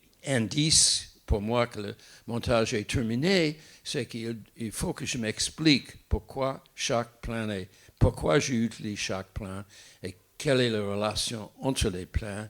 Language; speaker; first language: French; non-native, fluent; English